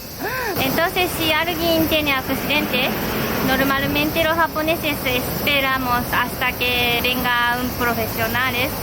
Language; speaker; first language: Spanish; non-native, fluent; Japanese